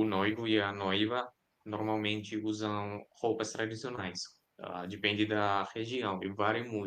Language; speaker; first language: Portuguese; non-native, fluent; Indonesian